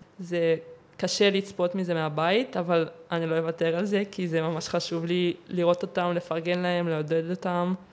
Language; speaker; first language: Hebrew; native; Hebrew